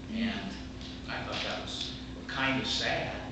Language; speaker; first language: English; native; English